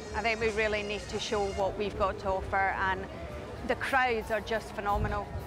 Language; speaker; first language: English; native; English